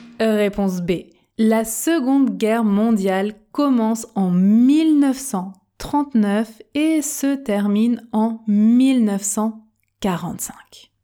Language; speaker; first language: French; native; French